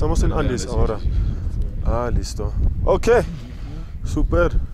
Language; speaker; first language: Spanish; non-native, learner; English